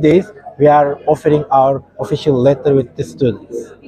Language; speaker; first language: English; non-native, fluent; Turkish